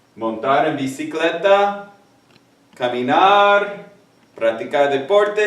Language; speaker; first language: Spanish; non-native, fluent; English